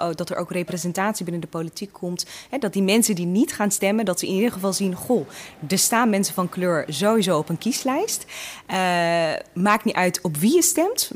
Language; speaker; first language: Dutch; early bilingual, other home language; Tigrinya